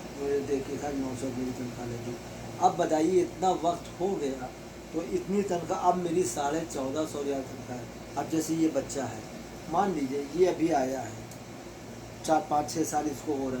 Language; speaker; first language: Hindi; native; Hindi